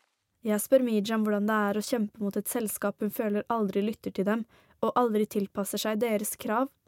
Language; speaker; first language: Norwegian; native; Norwegian